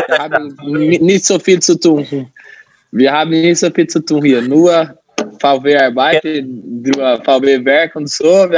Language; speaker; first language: German; non-native, learner; Portuguese